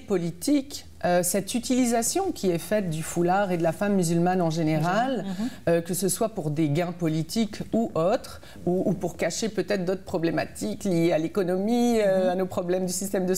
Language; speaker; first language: French; native; French